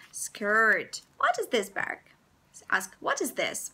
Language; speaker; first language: English; non-native, fluent; Russian